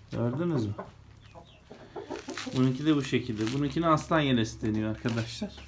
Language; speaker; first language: Turkish; native; Turkish